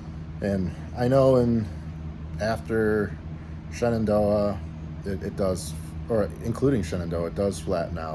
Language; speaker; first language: English; native; English